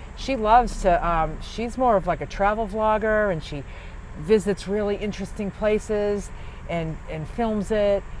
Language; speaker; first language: English; native; English